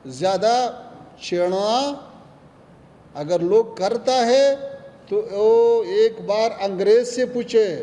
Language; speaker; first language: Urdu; non-native, fluent; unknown